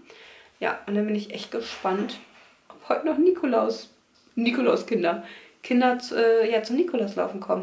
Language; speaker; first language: German; native; German